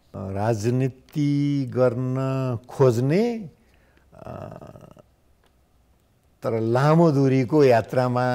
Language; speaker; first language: Nepali; non-native, local second language; Maithili